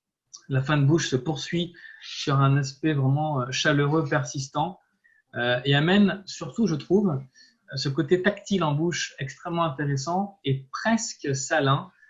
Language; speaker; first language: French; native; French